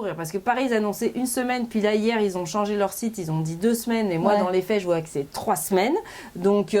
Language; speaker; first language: French; native; French